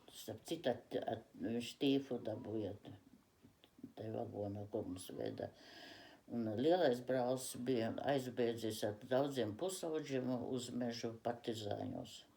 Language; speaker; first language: Latvian; early bilingual, other home language; Russian